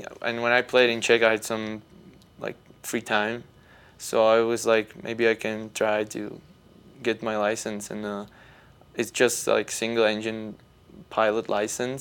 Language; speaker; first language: English; non-native, fluent; Czech